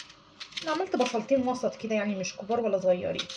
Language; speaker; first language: Arabic; native; Arabic